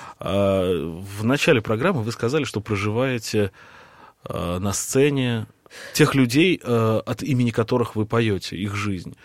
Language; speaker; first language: Russian; native; Russian